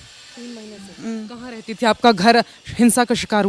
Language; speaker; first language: Hindi; native; Hindi